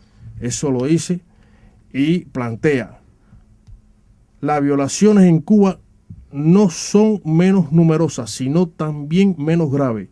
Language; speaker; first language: Spanish; native; Spanish